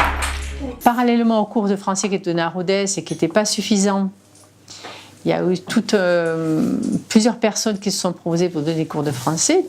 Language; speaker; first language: French; native; French